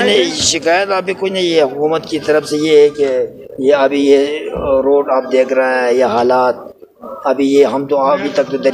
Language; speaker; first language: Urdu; non-native, local second language; Pashto